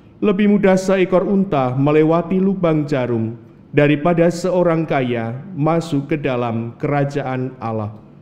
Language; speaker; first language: Indonesian; native; Indonesian